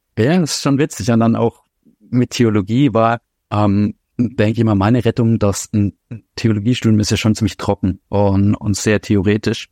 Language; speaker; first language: German; native; German